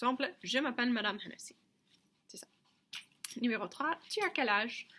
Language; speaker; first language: French; non-native, fluent; English